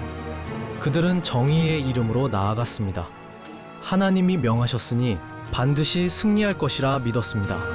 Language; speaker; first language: Korean; native; Korean